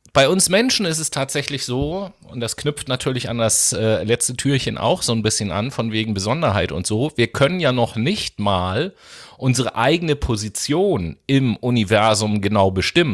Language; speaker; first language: German; native; German